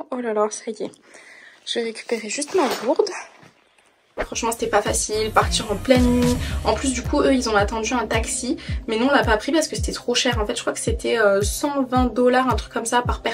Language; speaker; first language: French; native; French